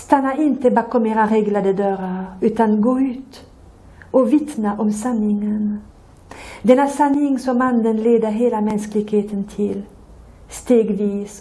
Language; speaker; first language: Swedish; non-native, fluent; French